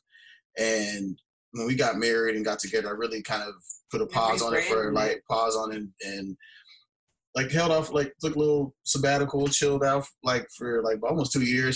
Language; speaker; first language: English; native; English